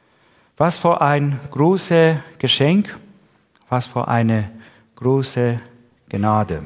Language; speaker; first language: German; non-native, learner; Persian